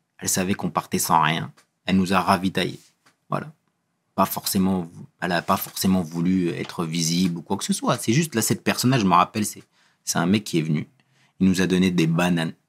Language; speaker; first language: French; early bilingual, other home language; Kabyle